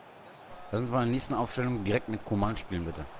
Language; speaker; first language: German; native; German